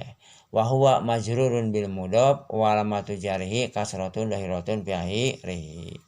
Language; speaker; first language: Arabic; non-native, fluent; Sundanese